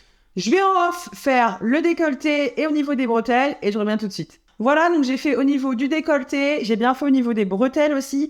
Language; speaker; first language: French; native; French